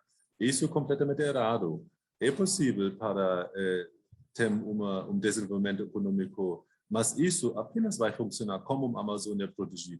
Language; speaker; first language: Portuguese; non-native, fluent; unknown